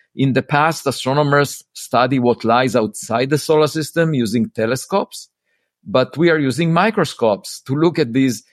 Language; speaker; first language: English; non-native, fluent; Hebrew